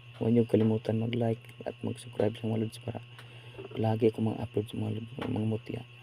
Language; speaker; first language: Filipino; non-native, local second language; Cebuano